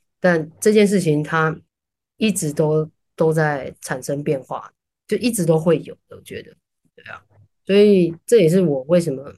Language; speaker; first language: Chinese; native; Chinese